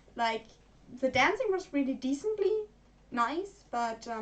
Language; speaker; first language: English; non-native, fluent; German